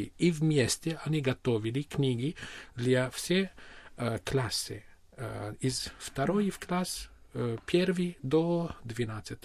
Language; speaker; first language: Russian; non-native, learner; Armenian